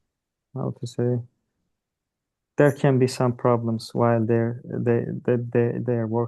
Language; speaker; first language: English; non-native, learner; Turkish